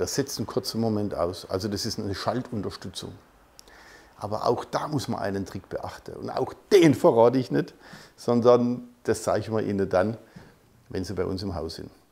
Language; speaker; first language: German; native; German